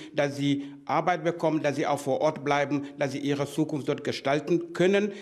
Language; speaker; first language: German; non-native, fluent; Wolof